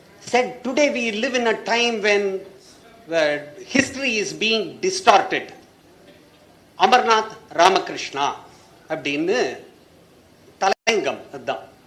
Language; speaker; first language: English; non-native, local second language; Tamil